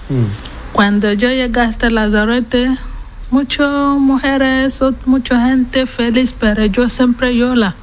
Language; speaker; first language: Spanish; non-native, learner; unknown